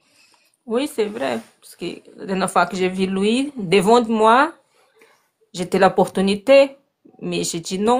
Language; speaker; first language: French; non-native, learner; Portuguese